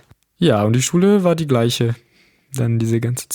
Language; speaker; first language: German; non-native, fluent; Portuguese